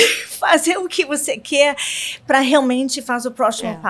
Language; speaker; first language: Portuguese; non-native, learner; English